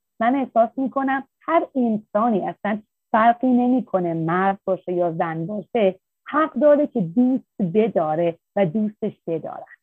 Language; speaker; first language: Persian; native; Persian